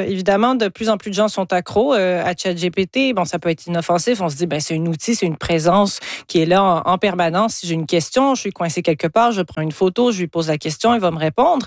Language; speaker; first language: French; native; French